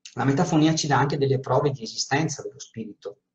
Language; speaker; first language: Italian; native; Italian